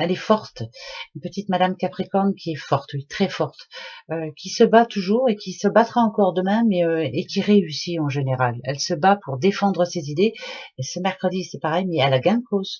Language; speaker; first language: French; native; French